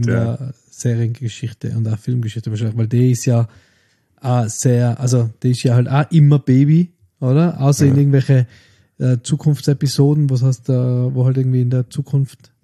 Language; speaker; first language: German; native; German